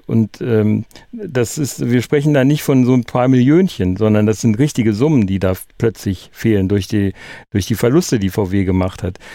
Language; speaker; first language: German; native; German